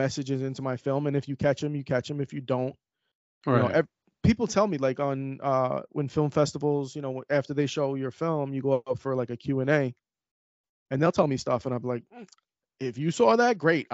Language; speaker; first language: English; native; English